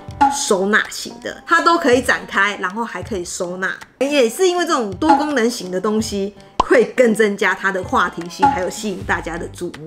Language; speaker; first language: Chinese; native; Chinese